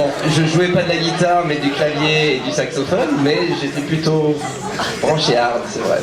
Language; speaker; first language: French; native; French